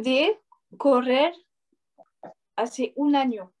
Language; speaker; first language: Spanish; non-native, fluent; French